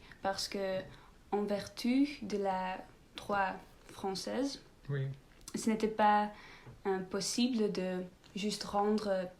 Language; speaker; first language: French; non-native, learner; Dutch